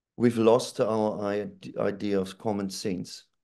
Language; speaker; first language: English; non-native, local second language; Afrikaans